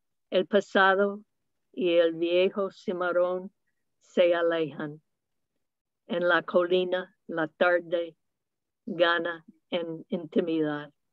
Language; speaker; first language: Spanish; non-native, fluent; English